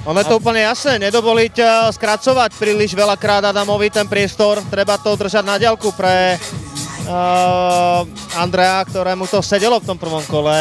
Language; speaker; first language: Slovak; native; Slovak